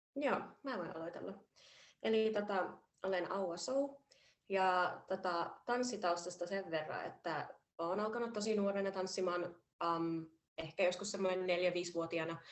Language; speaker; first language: Finnish; early bilingual, heritage; Finnish